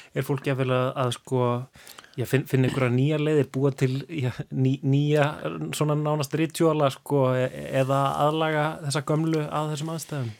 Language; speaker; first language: Icelandic; native; Icelandic